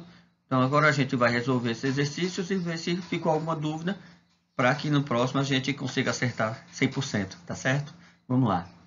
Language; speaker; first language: Portuguese; native; Portuguese